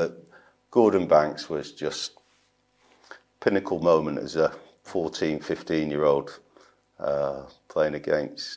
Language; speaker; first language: English; native; English